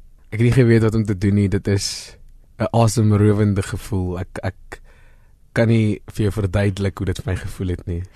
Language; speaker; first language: Afrikaans; non-native, local second language; Southern Sotho